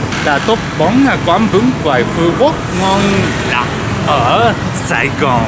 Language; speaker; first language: Vietnamese; non-native, learner; Japanese